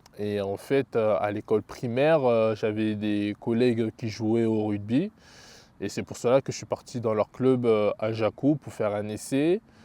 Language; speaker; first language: French; early bilingual, other home language; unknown